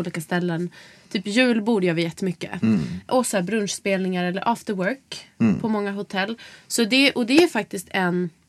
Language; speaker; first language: Swedish; native; Swedish